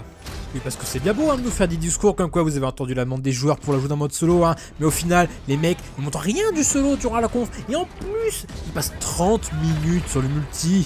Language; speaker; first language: French; native; French